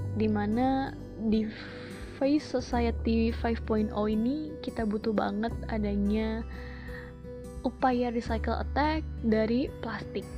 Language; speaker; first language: Indonesian; native; Indonesian